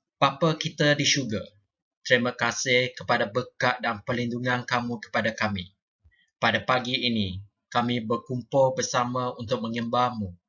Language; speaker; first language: Malay; non-native, local second language; Chinese